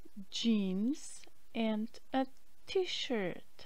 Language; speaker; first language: English; non-native, fluent; Macedonian